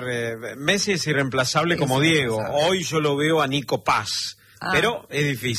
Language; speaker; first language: Spanish; native; Spanish